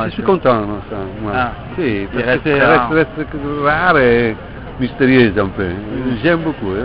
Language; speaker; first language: French; non-native, fluent; Italian